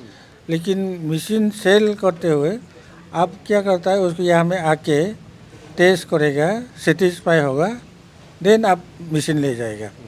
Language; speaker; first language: Hindi; non-native, local second language; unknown